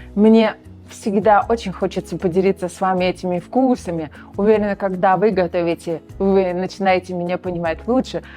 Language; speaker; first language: Russian; native; Russian